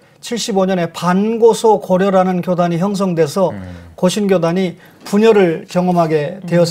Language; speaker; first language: Korean; native; Korean